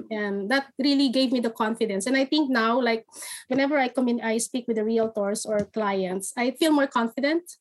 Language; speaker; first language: English; non-native, local second language; Filipino